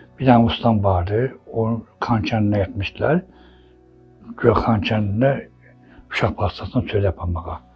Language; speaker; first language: Azerbaijani; non-native, local second language; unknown